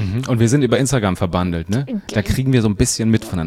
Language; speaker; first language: German; native; German